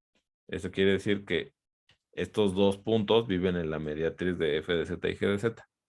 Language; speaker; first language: Spanish; native; Spanish